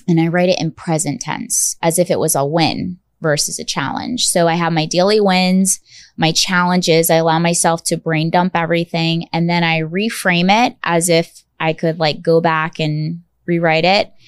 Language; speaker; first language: English; native; English